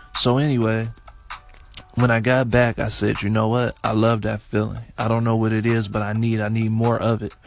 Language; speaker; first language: English; native; English